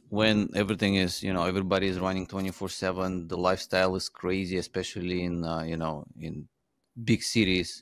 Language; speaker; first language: English; non-native, fluent; Uzbek